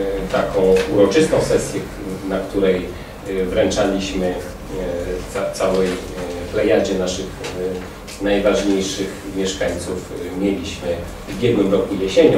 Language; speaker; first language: Polish; native; Polish